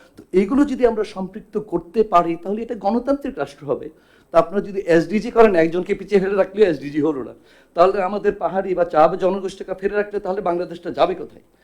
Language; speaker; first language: Bangla; non-native, local second language; Chakma